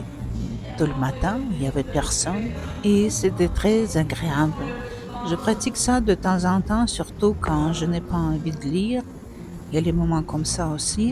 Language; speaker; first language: French; non-native, fluent; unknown